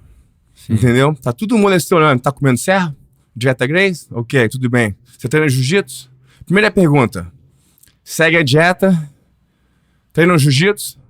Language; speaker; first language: Portuguese; early bilingual, heritage; Portuguese